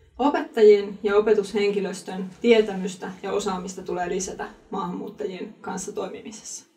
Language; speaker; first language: Finnish; native; Finnish